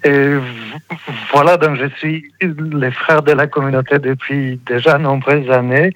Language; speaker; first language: French; non-native, fluent; Polish